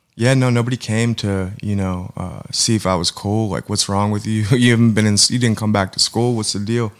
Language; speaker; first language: English; native; English